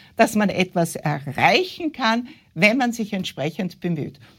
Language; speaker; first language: German; native; German